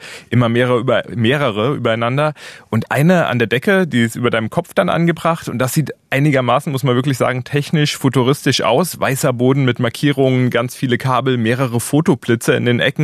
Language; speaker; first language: German; native; German